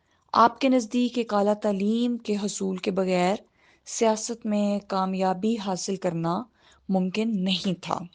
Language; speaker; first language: Urdu; native; Urdu